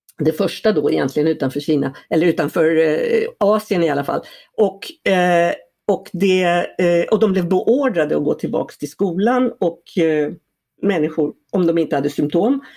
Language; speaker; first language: Swedish; native; Swedish